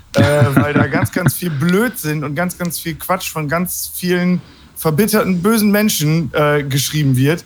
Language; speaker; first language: German; native; German